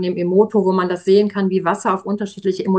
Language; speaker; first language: German; native; German